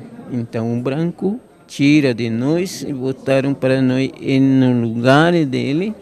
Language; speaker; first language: Portuguese; non-native, local second language; Guarani